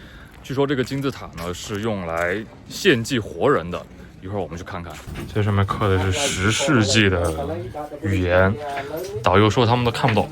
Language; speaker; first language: Chinese; native; Chinese